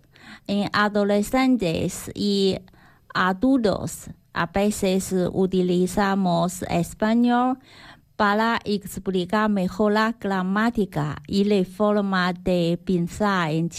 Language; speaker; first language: Spanish; non-native, learner; Chinese